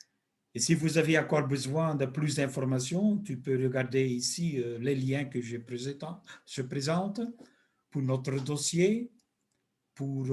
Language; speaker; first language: French; non-native, local second language; Dutch